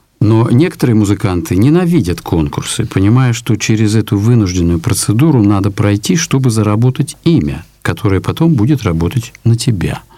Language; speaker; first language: Russian; native; Russian